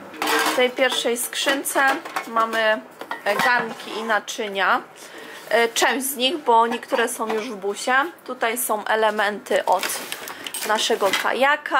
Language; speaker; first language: Polish; native; Polish